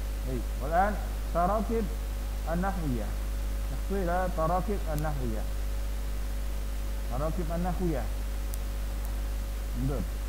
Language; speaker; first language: Arabic; non-native, fluent; Indonesian